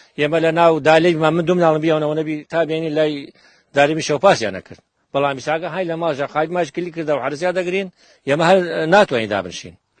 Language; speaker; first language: Central Kurdish; native; Central Kurdish